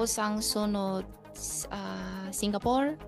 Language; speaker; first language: Filipino; non-native, learner; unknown